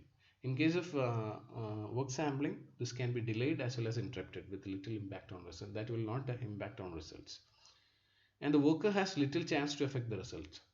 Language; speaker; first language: English; non-native, local second language; Malayalam